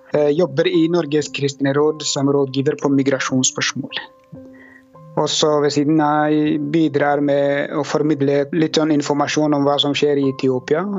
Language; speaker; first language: Norwegian; non-native, fluent; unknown